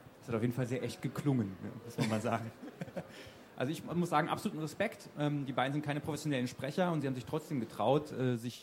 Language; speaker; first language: German; native; German